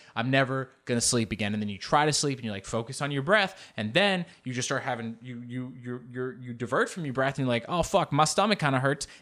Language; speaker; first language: English; early bilingual, other home language; Spanish